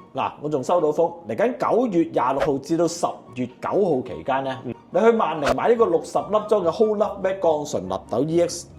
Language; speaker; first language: Cantonese; native; Cantonese